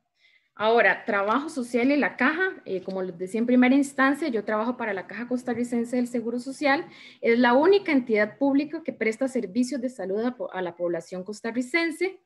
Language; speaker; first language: Spanish; native; Spanish